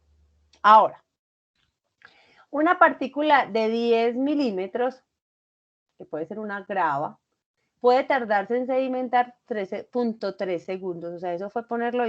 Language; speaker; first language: Spanish; native; Spanish